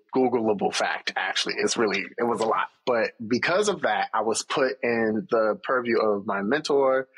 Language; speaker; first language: English; native; English